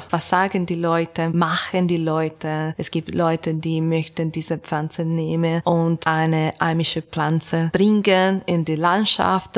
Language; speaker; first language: German; non-native, learner; Italian